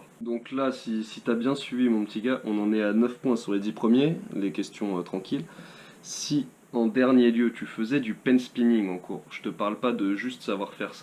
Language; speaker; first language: French; native; French